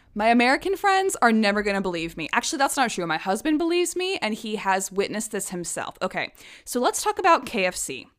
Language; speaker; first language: English; early bilingual, other home language; Czech